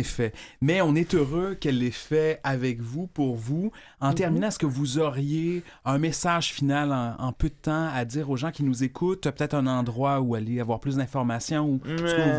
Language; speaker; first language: French; native; French